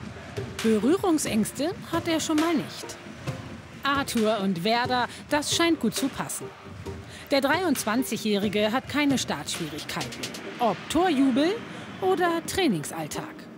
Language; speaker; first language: German; native; German